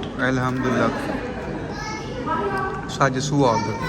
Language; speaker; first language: Turkish; non-native, learner; Urdu